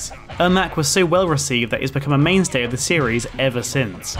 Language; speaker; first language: English; native; English